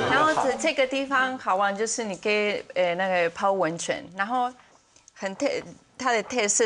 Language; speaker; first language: Chinese; non-native, fluent; Spanish